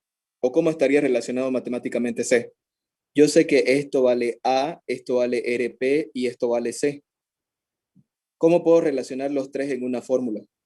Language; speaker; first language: Spanish; native; Spanish